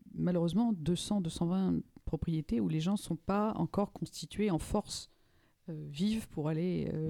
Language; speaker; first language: French; native; French